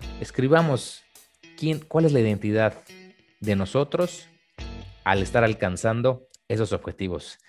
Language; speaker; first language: Spanish; native; Spanish